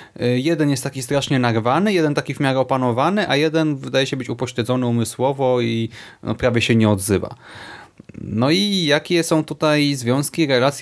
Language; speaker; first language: Polish; native; Polish